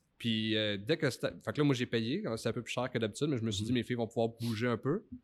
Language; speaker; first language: French; native; French